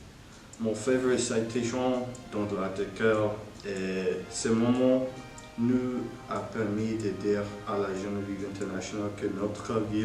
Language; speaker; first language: French; non-native, learner; English